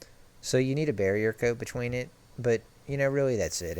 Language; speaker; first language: English; native; English